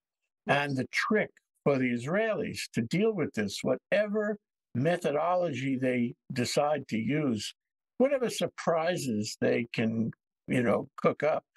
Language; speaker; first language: English; native; English